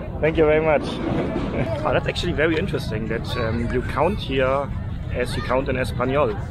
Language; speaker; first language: English; non-native, fluent; German